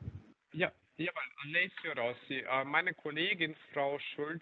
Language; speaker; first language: German; non-native, fluent; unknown